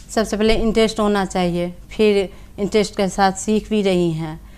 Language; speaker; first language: Hindi; native; Hindi